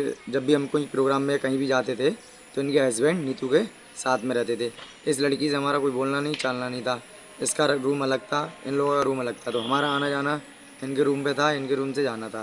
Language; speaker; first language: Hindi; native; Hindi